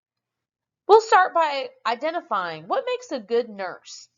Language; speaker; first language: English; native; English